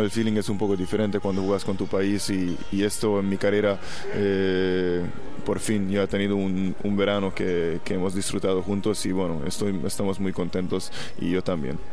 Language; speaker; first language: Spanish; non-native, fluent; Hungarian